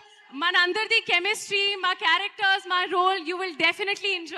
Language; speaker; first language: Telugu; non-native, learner; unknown